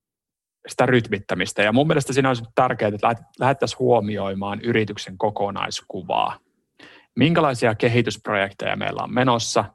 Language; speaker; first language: Finnish; native; Finnish